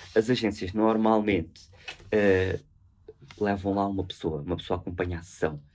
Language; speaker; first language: Portuguese; native; Portuguese